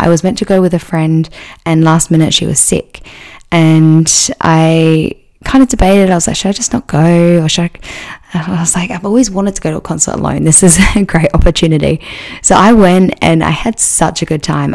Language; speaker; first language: English; native; English